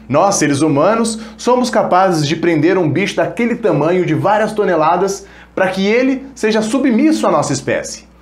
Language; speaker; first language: Portuguese; early bilingual, other home language; Spanish